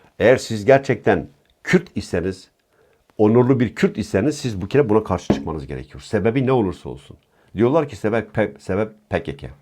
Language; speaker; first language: Turkish; non-native, local second language; Kurdish